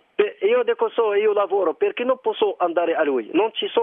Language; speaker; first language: Italian; non-native, learner; Arabic